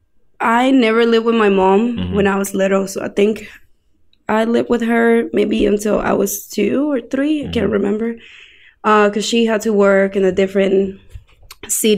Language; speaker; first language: English; non-native, fluent; Spanish